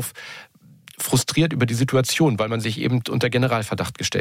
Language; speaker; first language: German; native; German